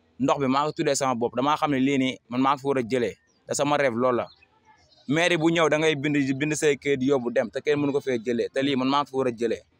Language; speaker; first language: Wolof; native; Wolof